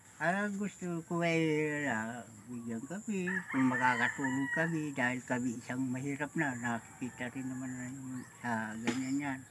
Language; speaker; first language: Filipino; native; Filipino